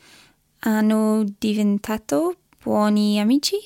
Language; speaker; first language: Italian; non-native, learner; English